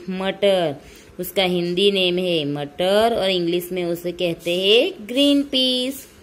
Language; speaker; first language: Hindi; non-native, local second language; Gujarati